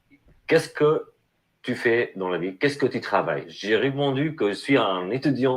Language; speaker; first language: French; non-native, learner; Arabic